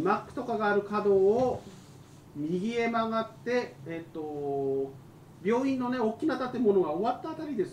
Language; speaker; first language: Japanese; native; Japanese